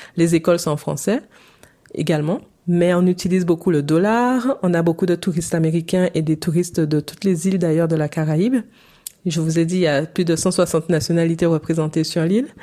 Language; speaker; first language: French; native; French